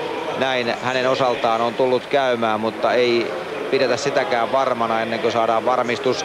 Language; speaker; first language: Finnish; native; Finnish